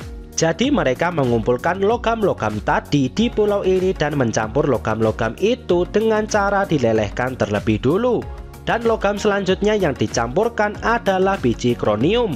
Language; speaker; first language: Indonesian; native; Indonesian